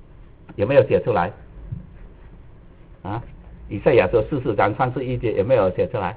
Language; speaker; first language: Chinese; native; Chinese